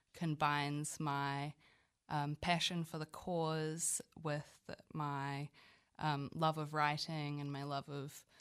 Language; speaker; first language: English; native; English